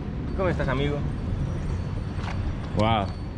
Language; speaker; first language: Spanish; non-native, learner; Greek